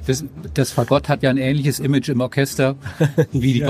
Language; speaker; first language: German; native; German